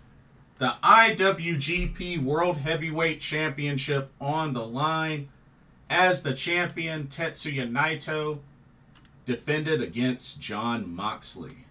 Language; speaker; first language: English; native; English